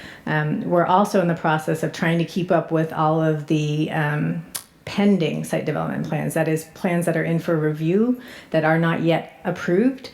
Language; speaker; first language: English; native; English